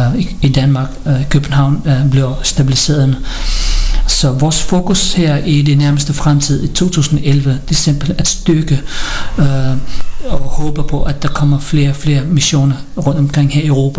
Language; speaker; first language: Danish; early bilingual, other home language; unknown